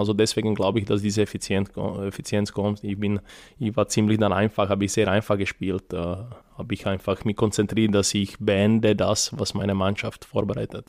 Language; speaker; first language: German; non-native, fluent; Serbian